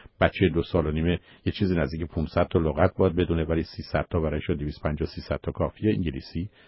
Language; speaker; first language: Persian; native; Persian